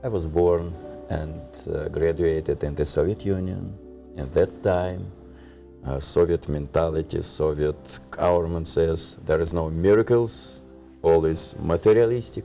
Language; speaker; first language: English; non-native, learner; Russian